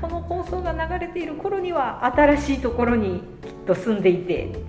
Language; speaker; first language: Japanese; native; Japanese